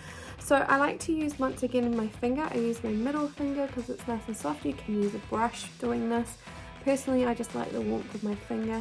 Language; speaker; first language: English; native; English